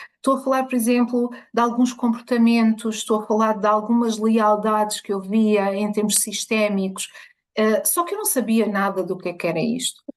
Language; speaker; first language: Portuguese; early bilingual, other home language; Spanish